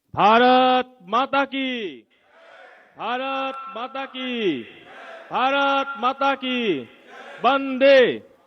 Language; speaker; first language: Hindi; non-native, local second language; Assamese